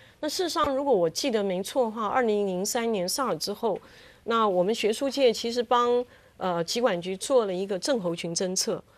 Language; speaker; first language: Chinese; native; Chinese